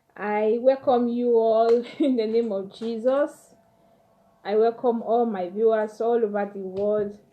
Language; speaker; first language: English; non-native, local second language; Yoruba